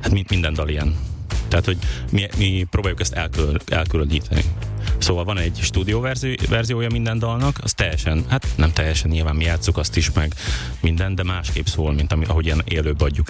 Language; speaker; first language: Hungarian; native; Hungarian